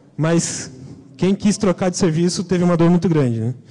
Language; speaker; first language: Portuguese; native; Portuguese